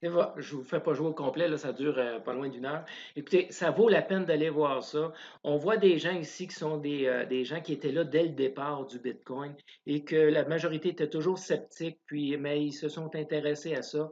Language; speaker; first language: French; native; French